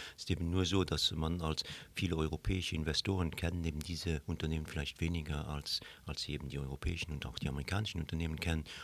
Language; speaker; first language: German; non-native, local second language; Luxembourgish